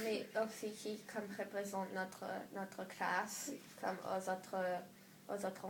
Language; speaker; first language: French; non-native, learner; English